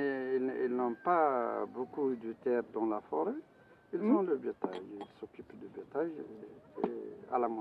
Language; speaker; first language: French; non-native, local second language; Arabic